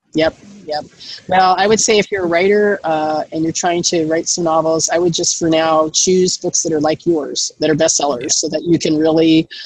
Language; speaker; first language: English; native; English